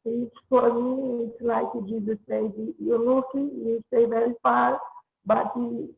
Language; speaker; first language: English; non-native, learner; Portuguese